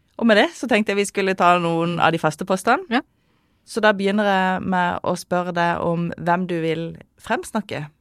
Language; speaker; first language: Norwegian; native; Norwegian